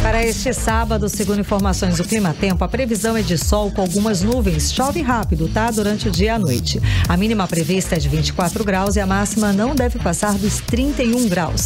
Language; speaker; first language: Portuguese; native; Portuguese